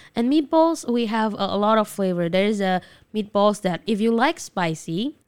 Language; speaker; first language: English; non-native, fluent; Indonesian